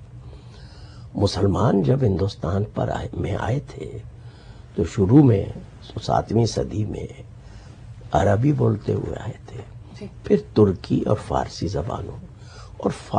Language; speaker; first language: Urdu; native; Urdu